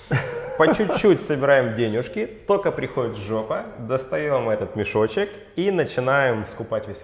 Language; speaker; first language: Russian; native; Russian